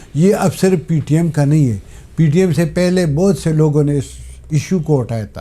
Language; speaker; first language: Urdu; non-native, local second language; Pashto